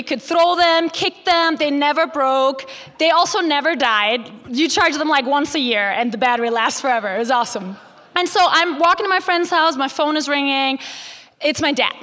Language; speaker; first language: English; non-native, fluent; German